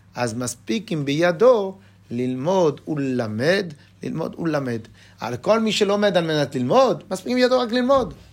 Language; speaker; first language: Hebrew; non-native, fluent; French